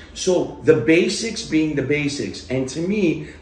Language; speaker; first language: English; early bilingual, other home language; Italian